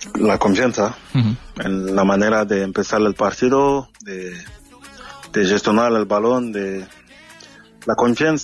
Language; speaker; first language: Spanish; non-native, fluent; French